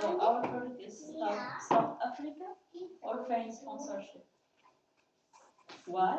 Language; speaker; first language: English; non-native, learner; Arabic